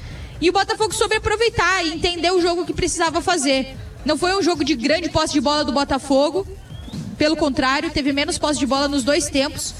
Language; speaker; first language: Portuguese; native; Portuguese